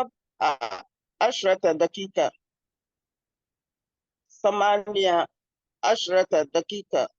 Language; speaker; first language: Arabic; non-native, learner; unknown